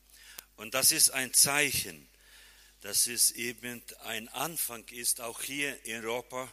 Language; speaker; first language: German; non-native, fluent; Portuguese